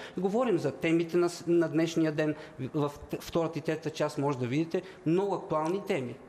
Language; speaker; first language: Bulgarian; native; Bulgarian